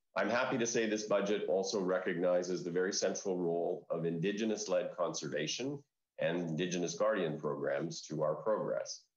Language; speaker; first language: English; native; English